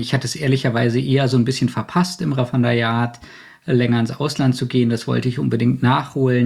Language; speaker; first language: German; native; German